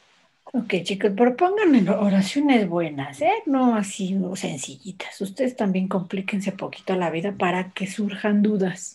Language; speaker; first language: Spanish; native; Spanish